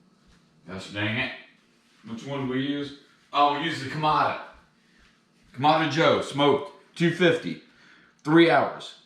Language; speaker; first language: English; native; English